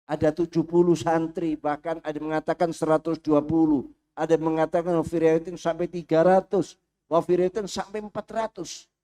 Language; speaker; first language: Indonesian; native; Indonesian